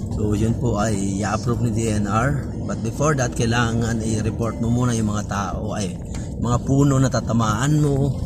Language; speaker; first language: Filipino; non-native, local second language; Iloko